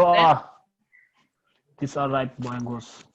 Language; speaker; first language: English; non-native, learner; Tibetan